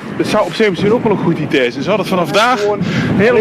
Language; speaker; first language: Dutch; native; Dutch